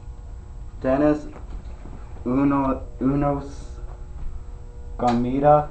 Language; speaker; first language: Spanish; non-native, learner; English